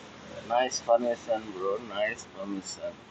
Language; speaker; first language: English; non-native, learner; Nepali